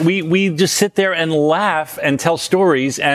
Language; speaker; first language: English; native; English